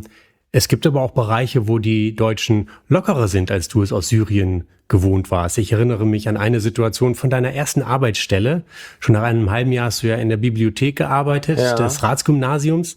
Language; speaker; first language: German; native; German